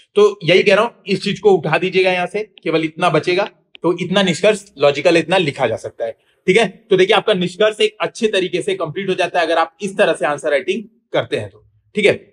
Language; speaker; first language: Hindi; native; Hindi